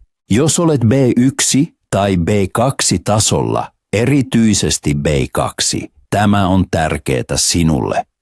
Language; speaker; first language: Finnish; non-native, fluent; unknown